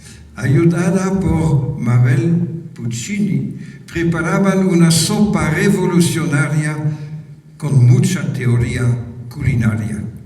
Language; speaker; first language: Spanish; non-native, fluent; French